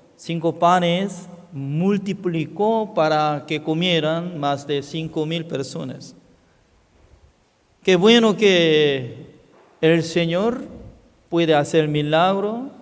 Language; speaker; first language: Spanish; non-native, fluent; Korean